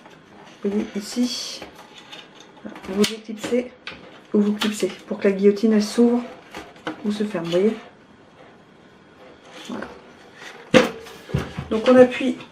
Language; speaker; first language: French; native; French